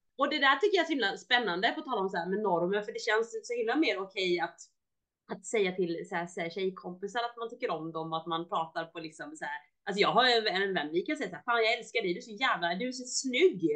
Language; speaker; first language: Swedish; early bilingual, other home language; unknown